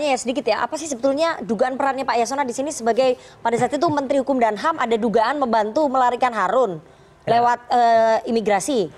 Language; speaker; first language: Indonesian; native; Indonesian